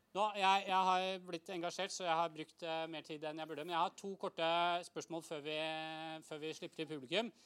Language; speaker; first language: Norwegian; native; Norwegian